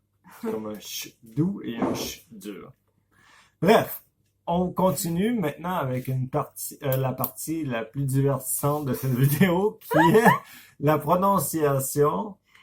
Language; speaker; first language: French; native; French